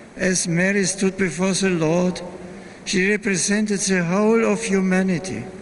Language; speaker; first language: English; non-native, fluent; German